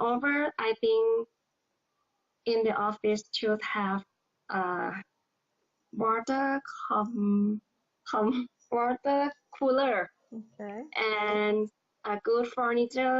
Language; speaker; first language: English; non-native, learner; Thai